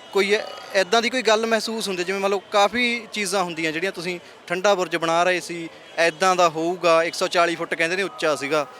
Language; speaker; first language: Punjabi; native; Punjabi